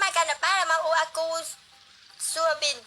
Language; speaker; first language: Indonesian; non-native, learner; Vietnamese